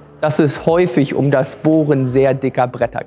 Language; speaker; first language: German; native; German